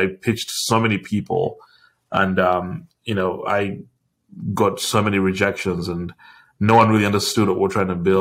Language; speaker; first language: English; non-native, local second language; Ganda